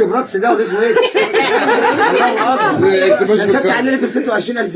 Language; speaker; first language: Arabic; native; Arabic